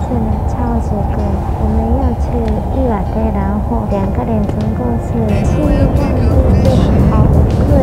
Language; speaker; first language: Chinese; non-native, fluent; Japanese